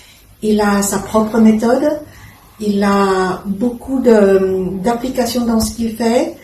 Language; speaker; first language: French; non-native, fluent; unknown